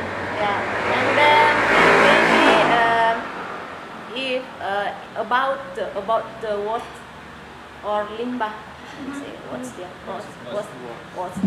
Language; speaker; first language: English; non-native, learner; Indonesian